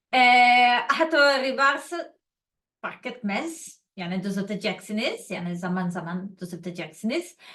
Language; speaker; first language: Turkish; non-native, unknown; Serbian